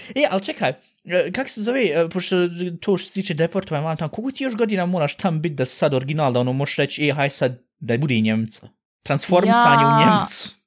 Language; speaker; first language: Bosnian; early bilingual, heritage; Bosnian